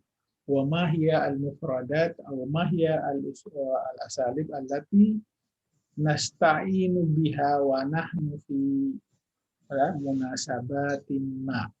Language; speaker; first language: Arabic; non-native, fluent; Indonesian